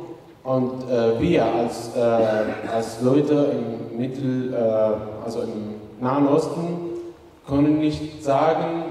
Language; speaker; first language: German; non-native, fluent; Arabic